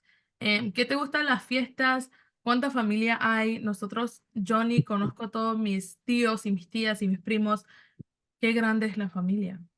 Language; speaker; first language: Spanish; early bilingual, other home language; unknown